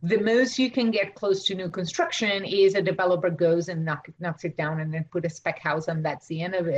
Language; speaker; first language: English; non-native, fluent; Spanish